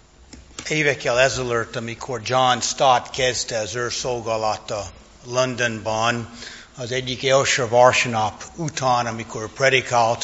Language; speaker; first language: Hungarian; non-native, fluent; English